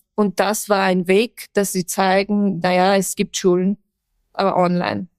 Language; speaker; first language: German; non-native, fluent; Persian